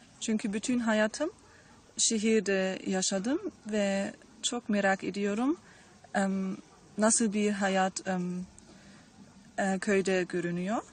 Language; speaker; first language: Turkish; early bilingual, heritage; Turkish